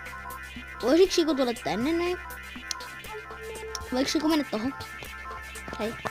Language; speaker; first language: Finnish; native; Finnish